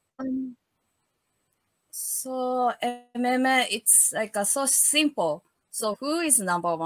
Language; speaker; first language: English; non-native, learner; Japanese